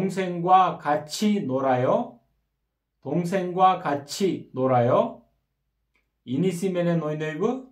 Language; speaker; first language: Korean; non-native, fluent; Kyrgyz